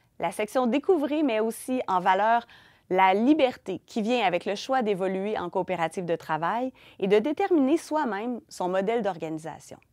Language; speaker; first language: French; native; French